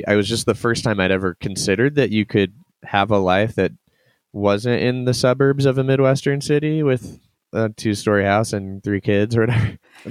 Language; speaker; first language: English; native; English